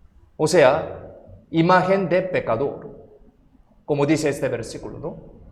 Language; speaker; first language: Spanish; non-native, fluent; Korean